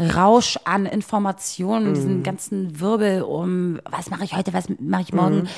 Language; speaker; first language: German; native; German